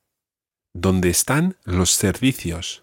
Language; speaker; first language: Spanish; non-native, fluent; English